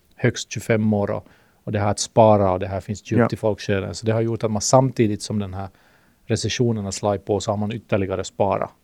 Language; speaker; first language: Swedish; native; Swedish